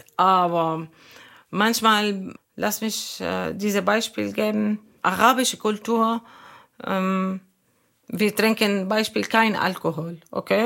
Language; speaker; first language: German; non-native, learner; Arabic